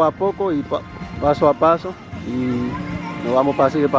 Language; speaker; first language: Spanish; non-native, learner; Haitian Creole